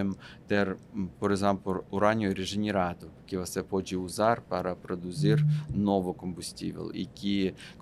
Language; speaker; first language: Portuguese; non-native, fluent; Russian